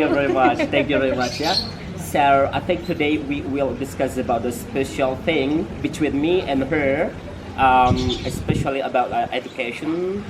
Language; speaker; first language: English; non-native, fluent; Indonesian